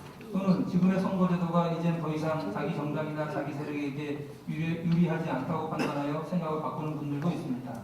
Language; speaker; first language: Korean; native; Korean